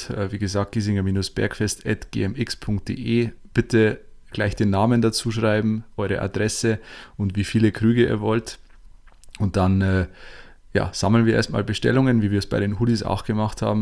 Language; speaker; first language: German; native; German